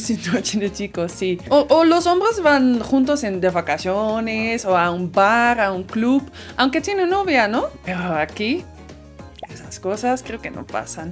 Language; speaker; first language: Spanish; non-native, fluent; Dutch